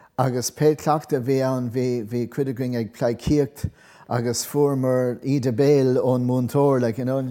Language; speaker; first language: Irish; non-native, local second language; English